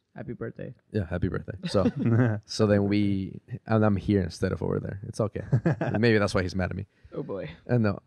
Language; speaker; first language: English; early bilingual, other home language; Spanish